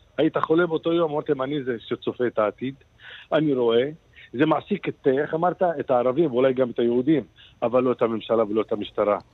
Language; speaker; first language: Hebrew; non-native, local second language; Arabic